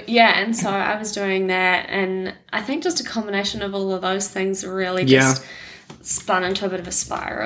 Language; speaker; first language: English; native; English